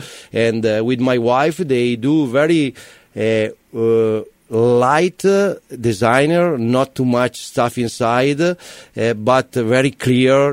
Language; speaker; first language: English; non-native, learner; Italian